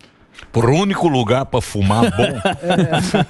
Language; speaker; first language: Portuguese; native; Portuguese